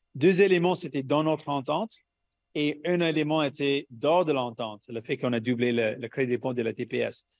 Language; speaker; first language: French; non-native, local second language; English